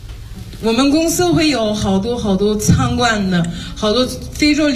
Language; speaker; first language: Chinese; non-native, fluent; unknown